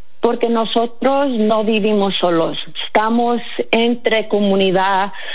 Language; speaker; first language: Spanish; early bilingual, heritage; Spanish